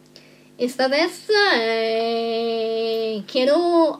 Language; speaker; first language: Spanish; non-native, learner; Italian